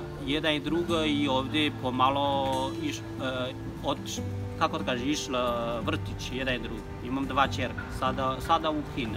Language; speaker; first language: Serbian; non-native, learner; Chinese